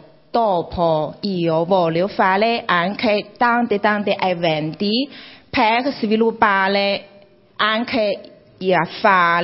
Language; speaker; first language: Italian; non-native, fluent; Chinese